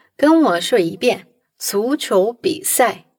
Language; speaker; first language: Chinese; non-native, fluent; Portuguese